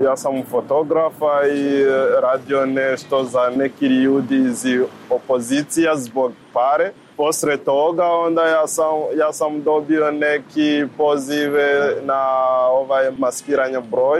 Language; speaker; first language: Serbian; non-native, learner; Rundi